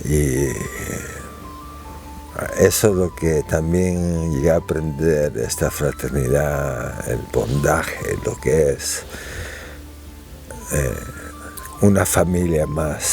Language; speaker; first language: Spanish; early bilingual, heritage; Spanish